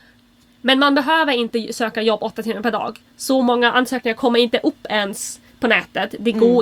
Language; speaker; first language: Swedish; non-native, fluent; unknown